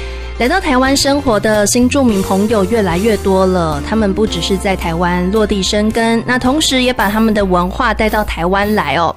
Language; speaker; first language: Chinese; native; Chinese